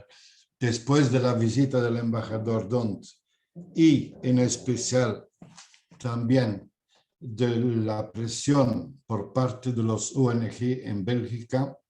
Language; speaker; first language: Spanish; non-native, fluent; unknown